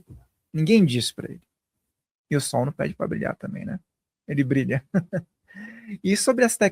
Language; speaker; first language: Portuguese; native; Portuguese